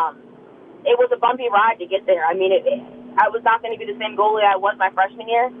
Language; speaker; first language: English; native; English